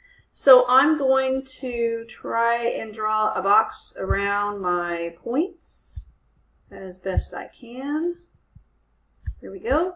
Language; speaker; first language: English; native; English